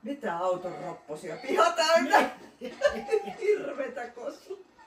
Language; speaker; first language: Finnish; native; Finnish